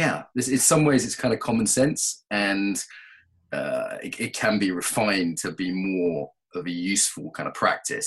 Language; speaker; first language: English; native; English